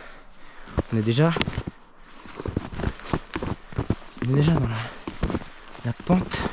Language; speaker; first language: French; native; French